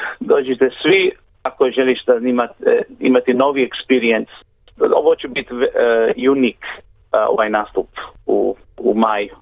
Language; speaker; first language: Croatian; early bilingual, heritage; Croatian